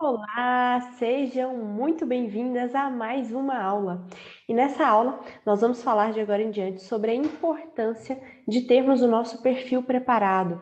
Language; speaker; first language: Portuguese; native; Portuguese